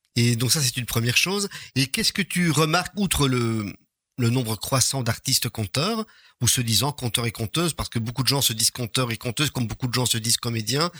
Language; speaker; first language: French; native; French